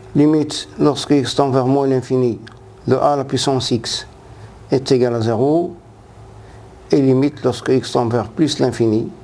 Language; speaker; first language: French; non-native, local second language; Arabic